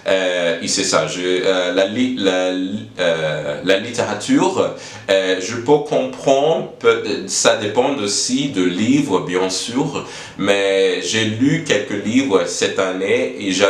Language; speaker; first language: French; non-native, learner; English